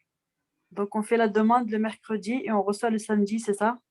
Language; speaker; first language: French; non-native, local second language; Arabic